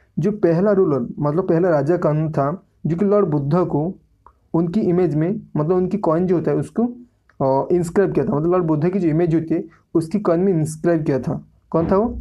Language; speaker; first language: Hindi; native; Hindi